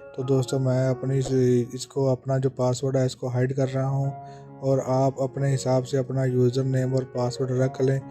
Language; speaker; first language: Urdu; non-native, local second language; Punjabi